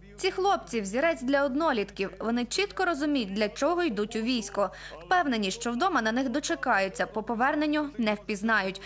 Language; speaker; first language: Ukrainian; native; Ukrainian